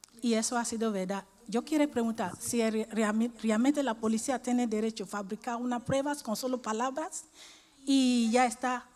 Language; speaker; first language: Spanish; non-native, learner; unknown